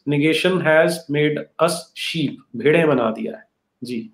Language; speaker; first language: Hindi; native; Hindi